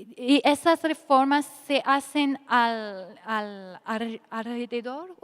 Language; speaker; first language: Spanish; non-native, fluent; French